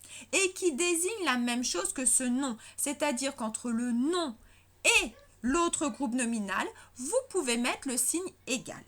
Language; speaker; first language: French; native; French